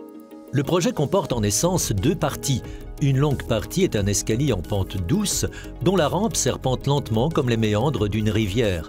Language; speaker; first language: French; native; French